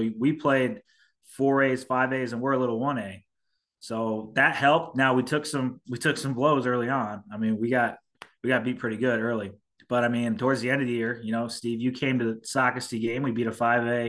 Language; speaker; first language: English; native; English